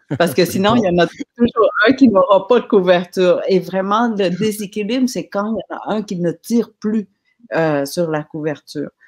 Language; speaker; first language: French; early bilingual, other home language; Vietnamese